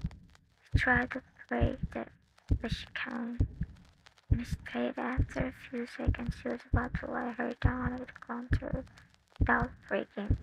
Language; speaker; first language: English; non-native, learner; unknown